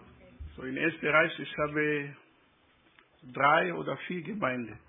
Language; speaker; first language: German; non-native, learner; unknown